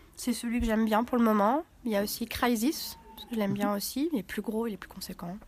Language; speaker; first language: French; native; French